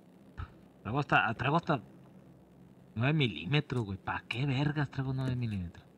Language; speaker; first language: Spanish; native; Spanish